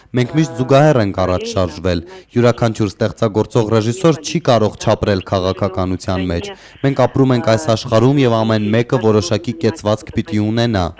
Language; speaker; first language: Armenian; native; Armenian